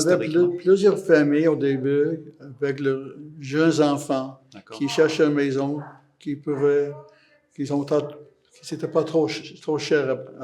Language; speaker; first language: French; non-native, fluent; English